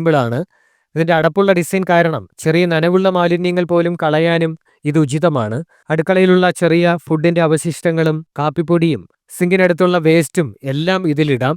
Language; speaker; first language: Malayalam; native; Malayalam